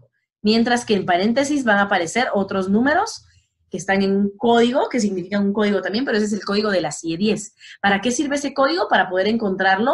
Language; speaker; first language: Spanish; native; Spanish